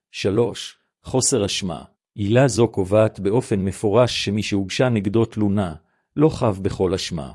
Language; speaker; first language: Hebrew; native; Hebrew